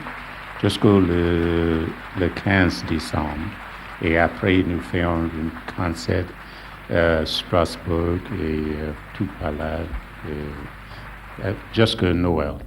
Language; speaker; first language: French; non-native, learner; English